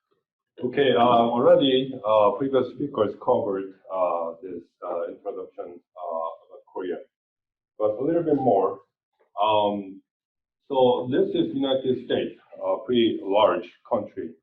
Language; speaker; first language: English; non-native, fluent; Korean